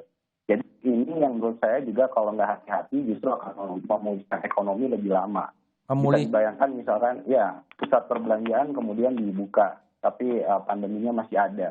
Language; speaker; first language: Indonesian; native; Indonesian